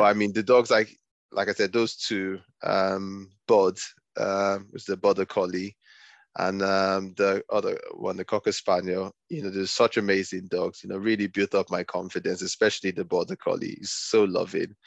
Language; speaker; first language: English; non-native, local second language; Yoruba